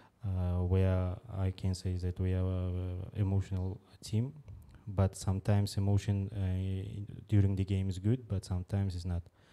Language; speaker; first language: English; non-native, fluent; Uzbek